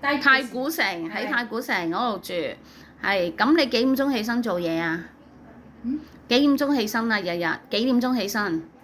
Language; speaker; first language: Cantonese; native; Cantonese